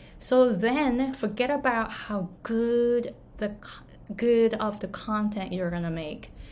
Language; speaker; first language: English; non-native, fluent; Japanese